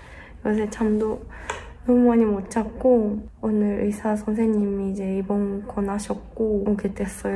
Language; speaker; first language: Korean; non-native, fluent; Japanese